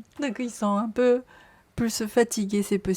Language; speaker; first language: French; non-native, learner; Japanese